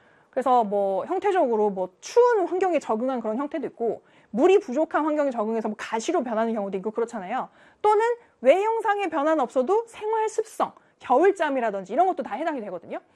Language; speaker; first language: Korean; native; Korean